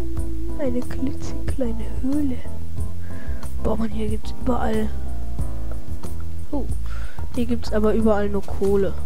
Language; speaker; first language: German; native; German